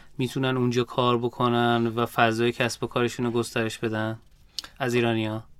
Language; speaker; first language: Persian; native; Persian